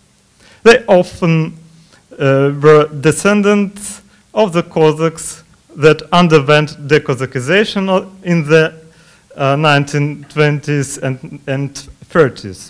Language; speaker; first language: English; non-native, fluent; Russian